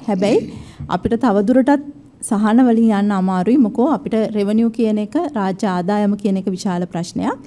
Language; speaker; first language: Sinhala; native; Sinhala